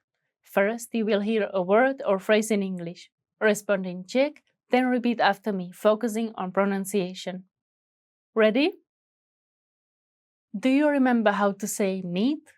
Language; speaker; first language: English; non-native, fluent; Czech